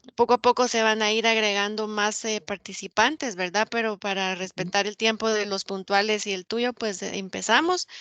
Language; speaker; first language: Spanish; native; Spanish